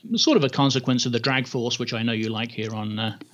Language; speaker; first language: English; native; English